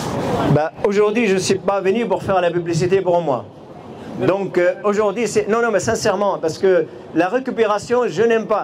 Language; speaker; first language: French; non-native, fluent; Arabic